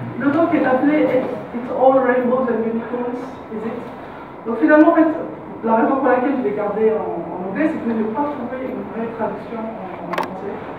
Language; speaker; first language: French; non-native, local second language; Arabic